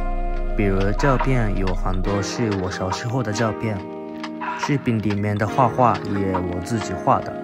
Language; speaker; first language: Chinese; non-native, fluent; Japanese